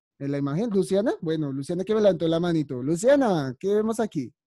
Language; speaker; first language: Spanish; native; Spanish